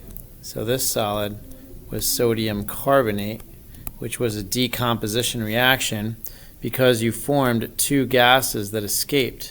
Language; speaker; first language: English; native; English